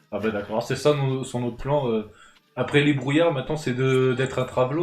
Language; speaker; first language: French; native; French